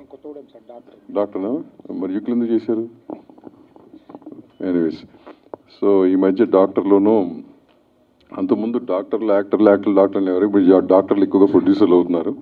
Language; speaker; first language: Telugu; native; Telugu